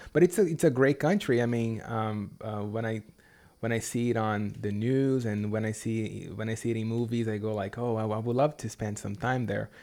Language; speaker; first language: English; non-native, fluent; Portuguese